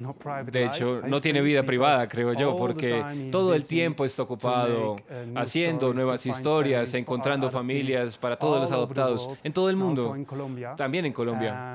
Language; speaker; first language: Spanish; non-native, fluent; Dutch